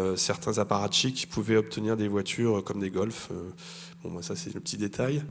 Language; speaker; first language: French; native; French